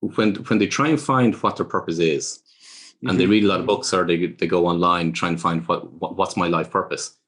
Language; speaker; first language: English; native; English